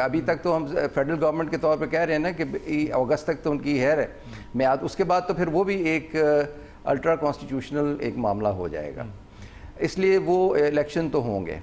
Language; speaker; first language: Urdu; native; Urdu